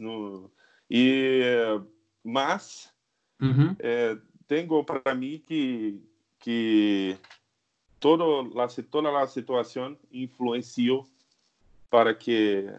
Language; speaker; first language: Spanish; non-native, learner; Portuguese